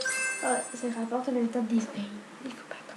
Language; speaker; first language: French; native; French